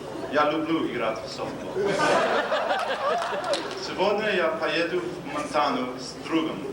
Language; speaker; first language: Russian; non-native, learner; English